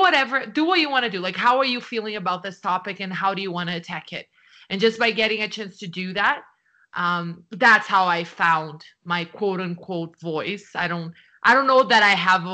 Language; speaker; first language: English; non-native, fluent; Portuguese